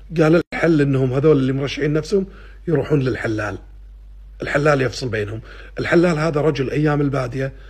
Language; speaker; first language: Arabic; native; Arabic